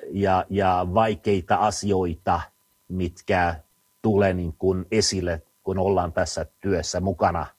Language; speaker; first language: Finnish; non-native, fluent; Swedish